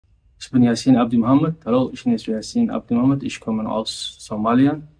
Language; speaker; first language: German; non-native, learner; Somali